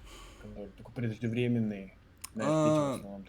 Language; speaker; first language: Russian; native; Russian